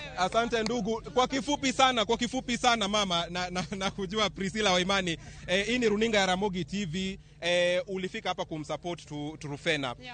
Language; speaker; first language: Swahili; native; Swahili